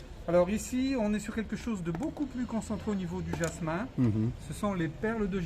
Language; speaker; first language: French; native; French